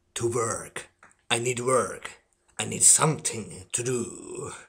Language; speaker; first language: English; non-native, learner; Finnish